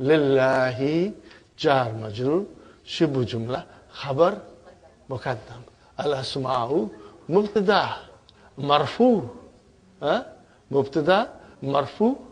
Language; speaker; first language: Arabic; non-native, fluent; Urdu